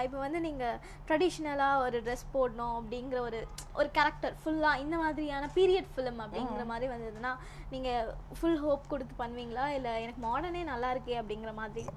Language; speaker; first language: Tamil; native; Tamil